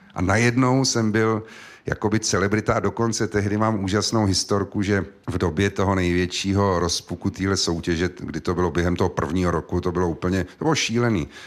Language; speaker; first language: Czech; native; Czech